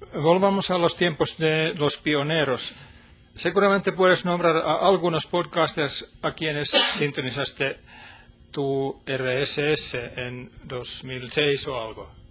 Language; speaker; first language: Spanish; non-native, learner; Finnish